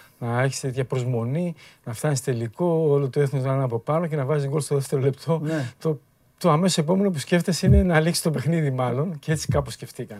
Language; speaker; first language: Greek; native; Greek